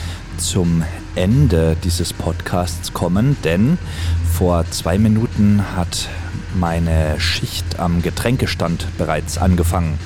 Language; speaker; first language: German; native; German